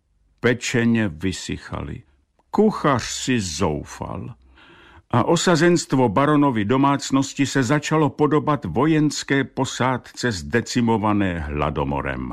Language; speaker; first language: Czech; native; Czech